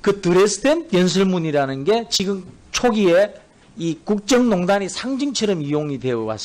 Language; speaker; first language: Korean; native; Korean